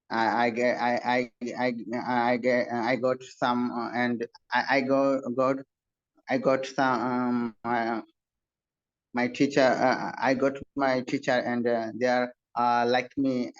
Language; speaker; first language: English; non-native, learner; Bangla